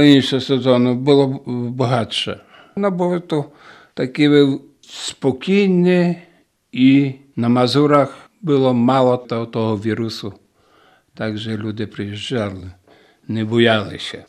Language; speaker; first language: Polish; non-native, local second language; Ukrainian